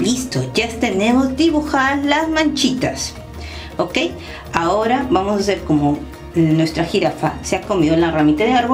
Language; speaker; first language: Spanish; native; Spanish